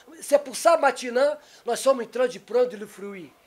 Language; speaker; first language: French; non-native, learner; Portuguese